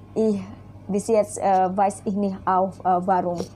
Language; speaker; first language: German; non-native, learner; Indonesian